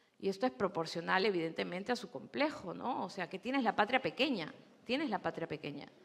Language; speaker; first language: Spanish; native; Spanish